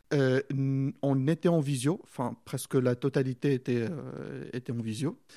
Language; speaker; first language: French; non-native, local second language; Arabic